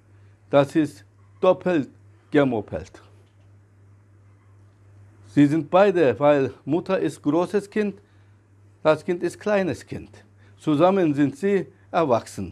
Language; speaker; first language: German; non-native, fluent; Turkish